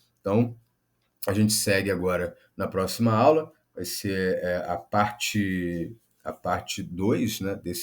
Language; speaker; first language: Portuguese; native; Portuguese